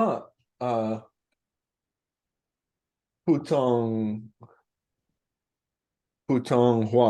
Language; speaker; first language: Chinese; non-native, learner; English